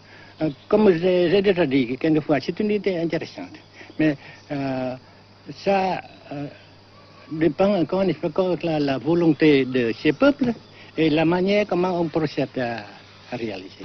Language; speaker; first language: French; non-native, local second language; Vietnamese